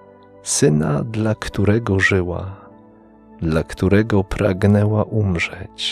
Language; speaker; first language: Polish; native; Polish